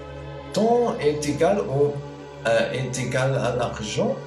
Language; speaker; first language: French; non-native, learner; German